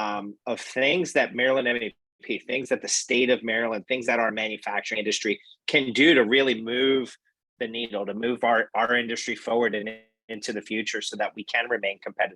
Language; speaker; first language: English; native; English